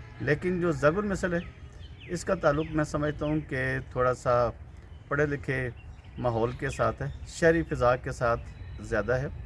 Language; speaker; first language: Urdu; native; Urdu